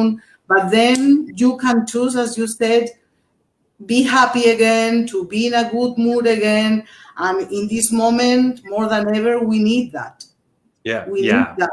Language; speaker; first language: English; non-native, learner; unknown